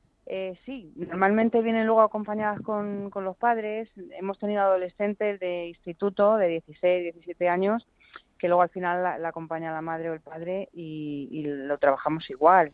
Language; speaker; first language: Spanish; native; Spanish